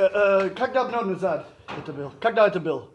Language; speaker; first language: Russian; non-native, learner; English